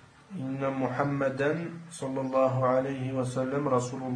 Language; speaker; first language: Arabic; non-native, learner; French